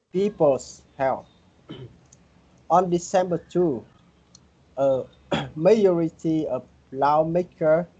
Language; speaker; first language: English; non-native, learner; Vietnamese